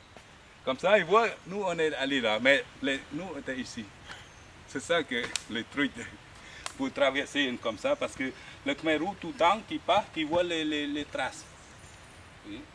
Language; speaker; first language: French; non-native, learner; Khmer